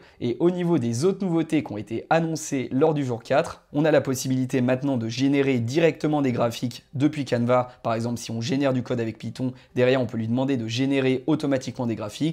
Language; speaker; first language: French; native; French